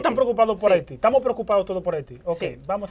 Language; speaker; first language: Spanish; native; Spanish